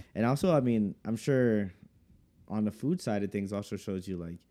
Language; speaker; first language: English; native; English